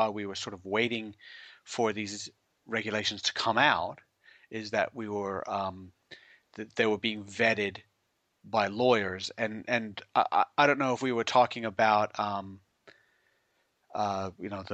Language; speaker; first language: English; native; English